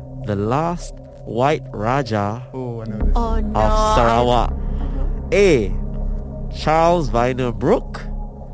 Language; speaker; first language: English; non-native, local second language; Malay